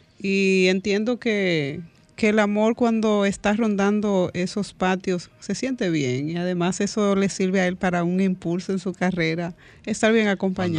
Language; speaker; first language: Spanish; native; Spanish